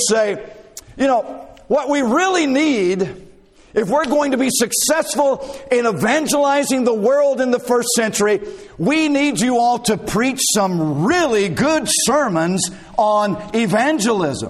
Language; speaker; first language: English; native; English